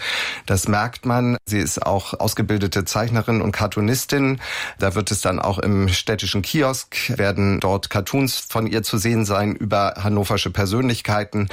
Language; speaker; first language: German; native; German